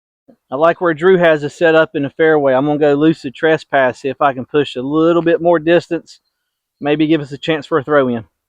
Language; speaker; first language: English; native; English